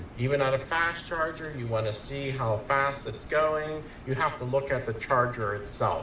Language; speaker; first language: English; native; English